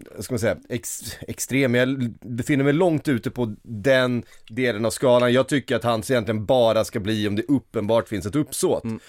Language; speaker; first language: Swedish; native; Swedish